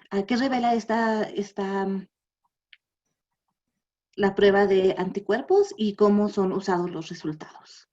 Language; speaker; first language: Spanish; early bilingual, other home language; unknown